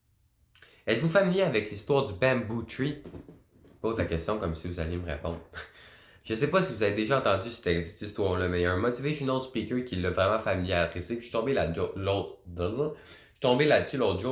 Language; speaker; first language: French; native; French